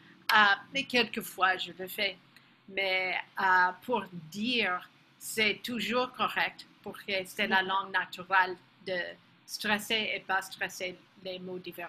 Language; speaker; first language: French; non-native, fluent; English